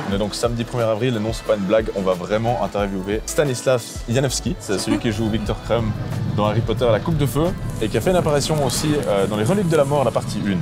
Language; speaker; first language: French; native; French